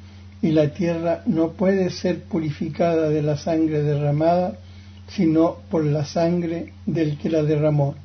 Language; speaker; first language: Spanish; native; Spanish